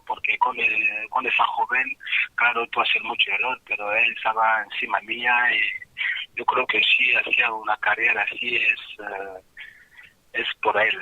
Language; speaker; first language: Spanish; non-native, fluent; French